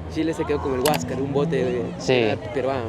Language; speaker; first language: Spanish; native; Spanish